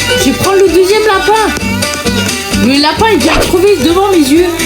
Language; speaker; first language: French; native; French